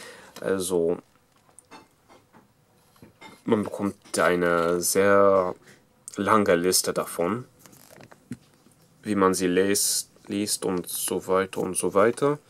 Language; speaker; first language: German; non-native, fluent; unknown